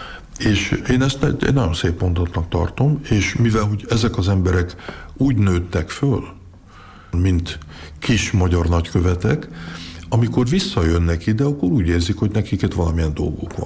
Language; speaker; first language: Hungarian; early bilingual, heritage; Hungarian